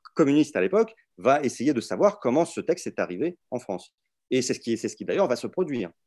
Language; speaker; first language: French; early bilingual, other home language; Russian